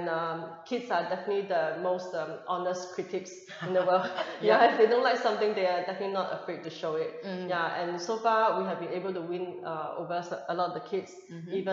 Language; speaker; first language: English; non-native, local second language; Cantonese